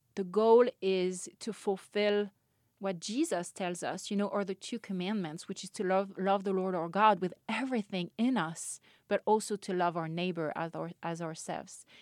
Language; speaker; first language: English; non-native, fluent; French